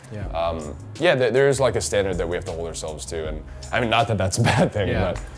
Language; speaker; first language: English; native; English